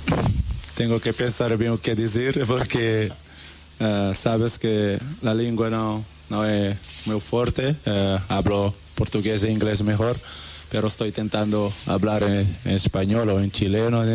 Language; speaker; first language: Spanish; non-native, learner; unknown